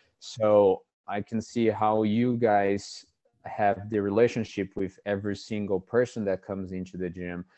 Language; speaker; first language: English; non-native, fluent; Portuguese